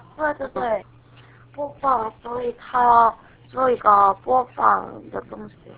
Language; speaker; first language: Chinese; non-native, learner; Korean